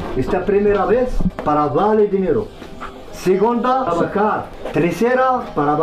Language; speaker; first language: Spanish; non-native, learner; Arabic